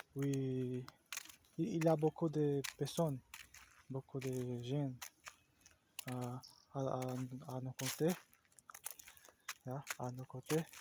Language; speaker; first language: French; non-native, learner; Portuguese